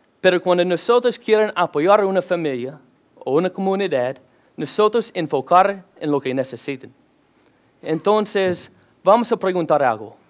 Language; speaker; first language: Spanish; non-native, learner; English